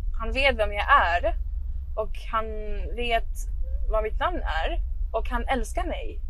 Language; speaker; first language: Swedish; non-native, fluent; Arabic